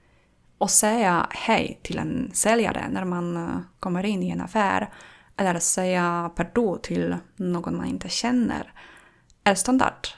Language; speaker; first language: Swedish; non-native, fluent; Polish